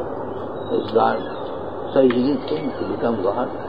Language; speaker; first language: English; non-native, local second language; Bangla